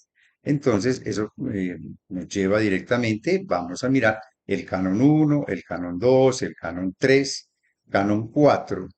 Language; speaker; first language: Spanish; native; Spanish